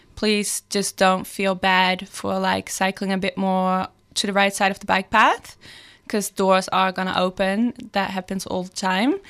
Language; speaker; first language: English; non-native, fluent; Dutch